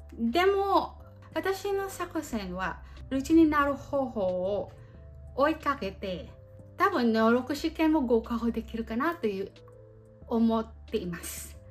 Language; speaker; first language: Japanese; non-native, learner; Filipino